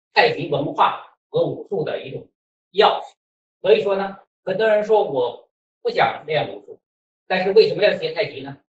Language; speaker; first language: Chinese; native; Chinese